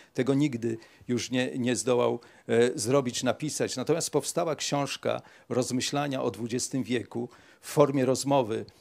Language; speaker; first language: Polish; native; Polish